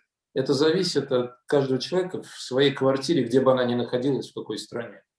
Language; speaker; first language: Russian; native; Russian